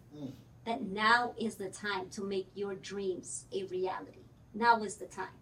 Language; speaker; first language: English; early bilingual, other home language; Spanish